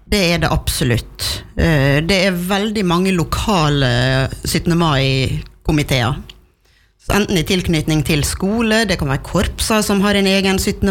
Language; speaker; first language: Norwegian; native; Norwegian